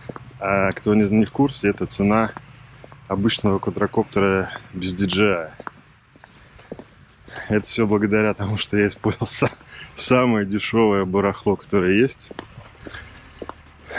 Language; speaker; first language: Russian; native; Russian